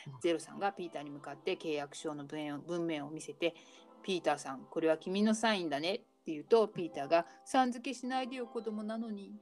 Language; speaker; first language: Japanese; native; Japanese